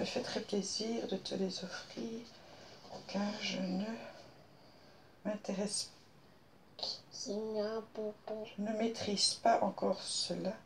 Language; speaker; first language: French; native; French